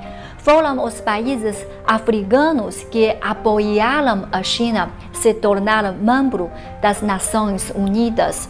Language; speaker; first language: Portuguese; non-native, fluent; Chinese